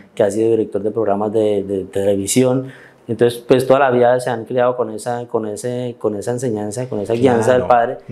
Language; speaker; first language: Spanish; native; Spanish